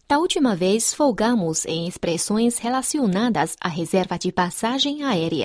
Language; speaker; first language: Portuguese; non-native, fluent; Chinese